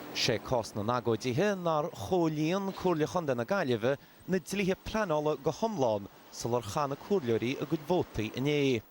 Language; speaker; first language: Irish; native; Irish